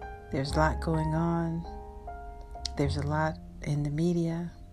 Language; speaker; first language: English; native; English